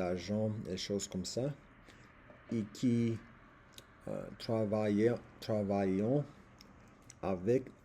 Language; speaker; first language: French; non-native, learner; English